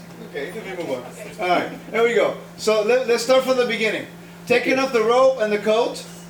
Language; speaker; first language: English; non-native, fluent; Spanish